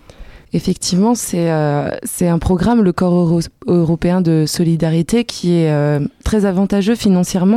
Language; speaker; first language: French; native; French